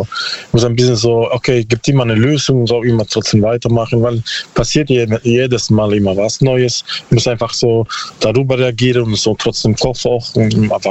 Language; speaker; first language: German; non-native, learner; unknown